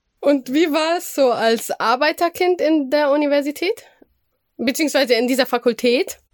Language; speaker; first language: German; early bilingual, other home language; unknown